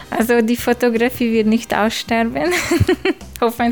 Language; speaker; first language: German; non-native, fluent; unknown